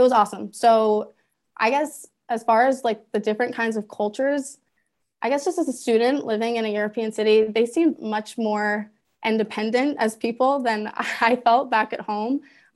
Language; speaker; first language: English; native; English